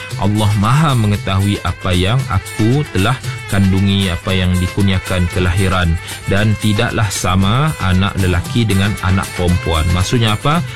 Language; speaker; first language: Malay; native; Malay